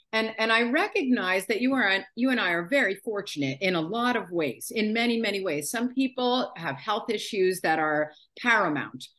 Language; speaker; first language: English; native; English